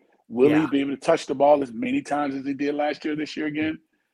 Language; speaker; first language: English; native; English